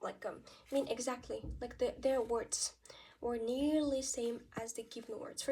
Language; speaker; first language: English; non-native, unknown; Kazakh